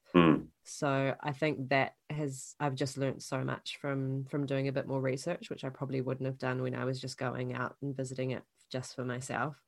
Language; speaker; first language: English; native; English